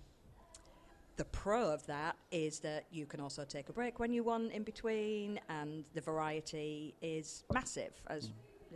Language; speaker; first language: English; native; English